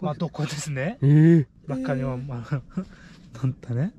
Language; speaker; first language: Japanese; non-native, learner; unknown